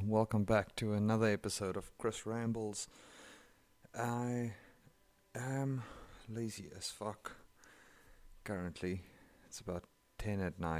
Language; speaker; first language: English; non-native, local second language; Afrikaans